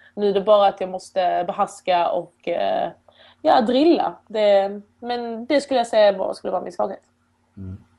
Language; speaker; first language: Swedish; early bilingual, other home language; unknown